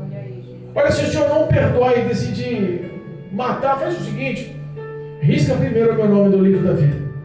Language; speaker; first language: Portuguese; native; Portuguese